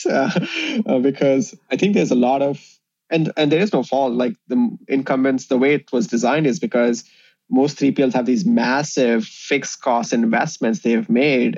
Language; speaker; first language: English; non-native, local second language; Hindi